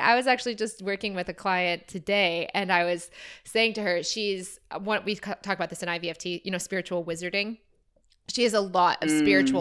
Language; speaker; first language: English; native; English